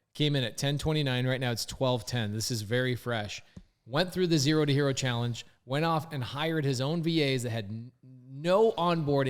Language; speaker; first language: English; native; English